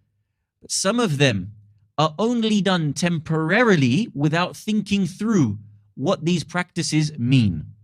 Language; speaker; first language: English; native; English